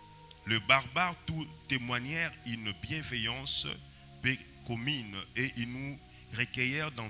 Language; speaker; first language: French; non-native, local second language; Lingala